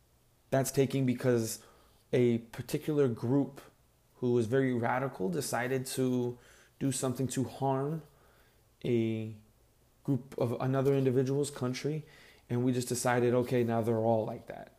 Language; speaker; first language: English; native; English